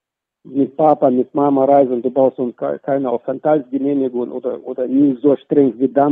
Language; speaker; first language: German; non-native, fluent; Russian